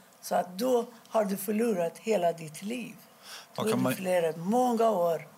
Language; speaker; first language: Swedish; non-native, fluent; Persian